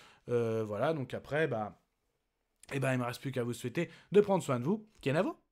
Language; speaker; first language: French; native; French